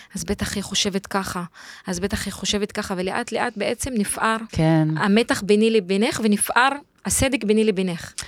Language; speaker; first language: Hebrew; non-native, local second language; Arabic